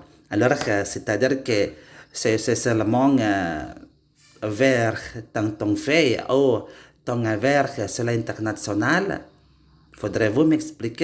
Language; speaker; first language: French; non-native, learner; Indonesian